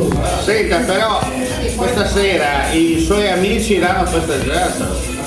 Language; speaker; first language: Italian; native; Italian